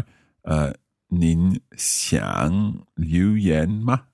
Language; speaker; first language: Chinese; non-native, learner; English